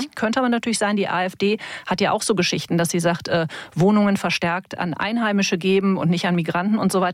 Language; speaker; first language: German; native; German